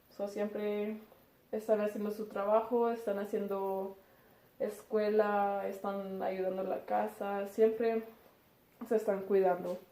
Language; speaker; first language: Spanish; early bilingual, heritage; Spanish